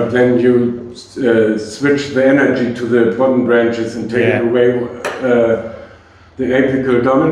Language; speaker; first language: English; non-native, fluent; German